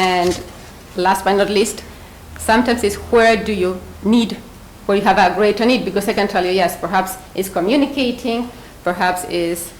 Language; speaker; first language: English; non-native, fluent; Spanish